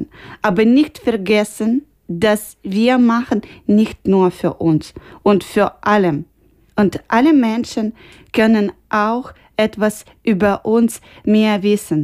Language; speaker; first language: German; non-native, learner; Ukrainian